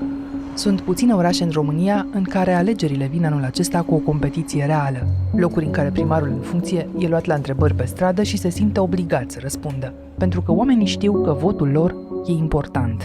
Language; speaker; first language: Romanian; native; Romanian